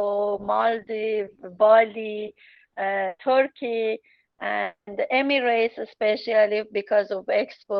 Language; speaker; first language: English; non-native, learner; Persian